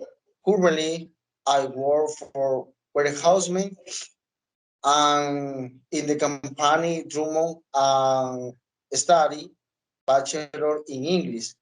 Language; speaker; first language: English; non-native, learner; Spanish